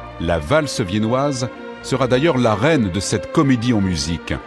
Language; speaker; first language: French; native; French